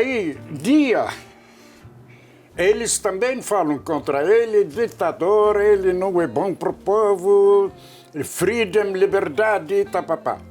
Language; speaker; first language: Portuguese; non-native, fluent; Arabic